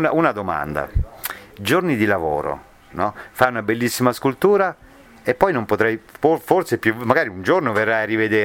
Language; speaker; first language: Italian; native; Italian